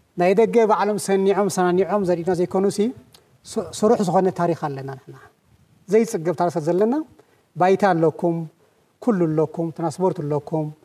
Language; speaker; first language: Tigrinya; non-native, local second language; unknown